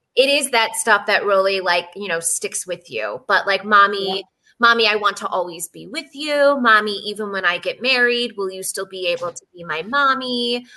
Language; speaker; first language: English; native; English